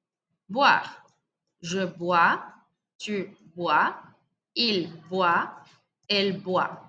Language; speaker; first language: French; non-native, fluent; Spanish